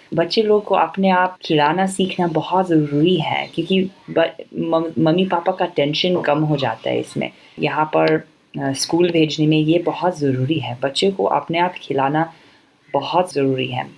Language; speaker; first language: Hindi; non-native, fluent; English